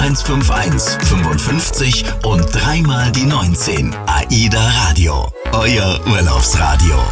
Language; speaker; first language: German; native; German